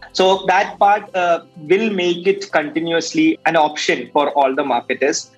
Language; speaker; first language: English; non-native, local second language; Malayalam